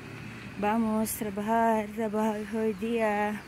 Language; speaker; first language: Spanish; non-native, learner; Filipino